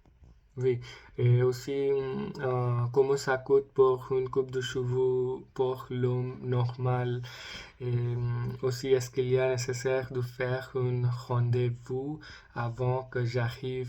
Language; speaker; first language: French; non-native, learner; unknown